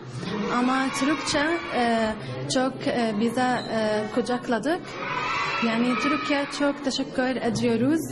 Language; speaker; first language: Turkish; non-native, learner; Arabic